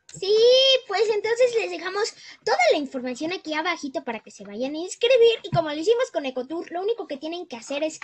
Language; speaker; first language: Spanish; native; Spanish